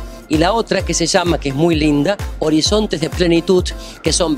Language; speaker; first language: Spanish; native; Spanish